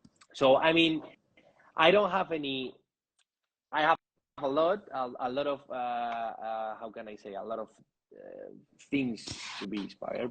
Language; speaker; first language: English; non-native, learner; Spanish